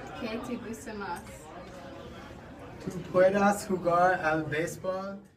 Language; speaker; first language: Spanish; non-native, learner; English